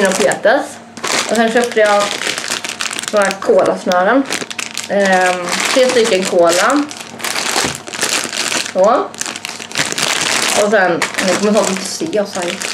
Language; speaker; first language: Swedish; native; Swedish